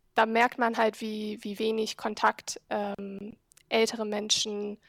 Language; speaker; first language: German; non-native, fluent; Arabic